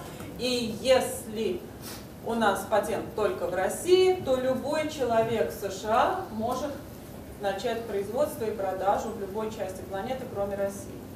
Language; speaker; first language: Russian; native; Russian